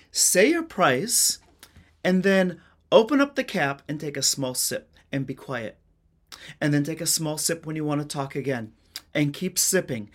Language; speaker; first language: English; early bilingual, other home language; Persian